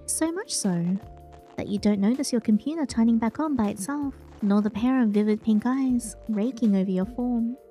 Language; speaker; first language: English; native; English